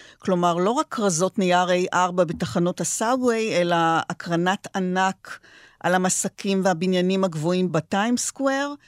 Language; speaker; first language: Hebrew; native; Hebrew